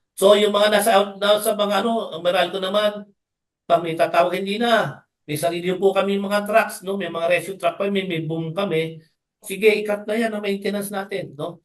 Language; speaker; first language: Filipino; native; Filipino